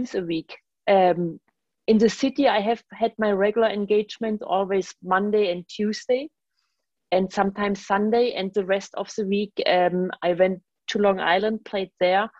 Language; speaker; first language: English; non-native, fluent; German